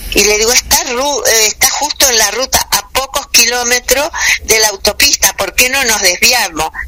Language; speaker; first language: Spanish; native; Spanish